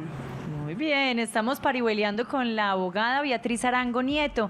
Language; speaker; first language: Spanish; native; Spanish